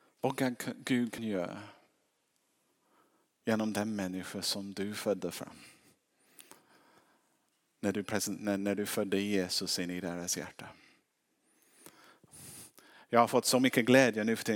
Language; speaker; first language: Swedish; non-native, fluent; English